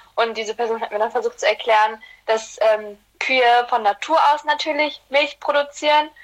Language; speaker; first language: German; early bilingual, other home language; Turkish